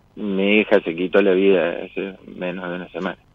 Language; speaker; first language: Spanish; native; Spanish